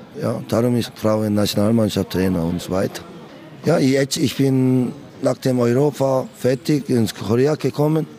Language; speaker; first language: German; non-native, learner; Korean